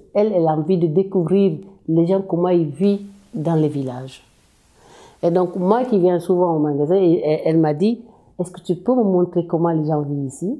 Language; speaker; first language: French; non-native, local second language; Wolof